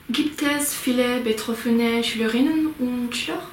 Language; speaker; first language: German; non-native, local second language; French